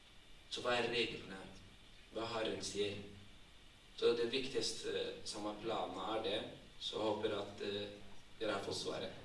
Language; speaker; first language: Norwegian; non-native, fluent; Tigrinya